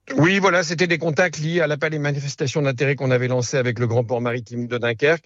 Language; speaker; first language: French; native; French